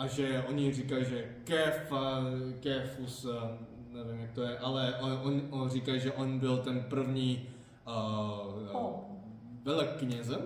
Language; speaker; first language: Czech; non-native, fluent; Korean